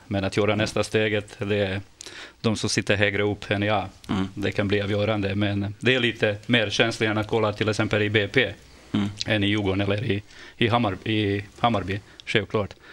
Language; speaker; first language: Swedish; non-native, fluent; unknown